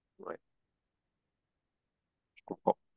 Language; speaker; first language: French; native; French